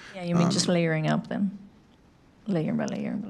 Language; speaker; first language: English; non-native, fluent; Dutch